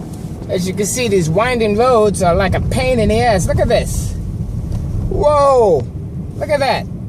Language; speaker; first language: English; native; English